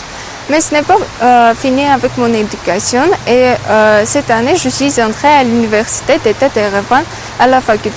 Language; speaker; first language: French; non-native, learner; Armenian